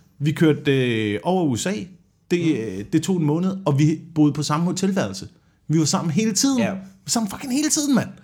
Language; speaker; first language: Danish; native; Danish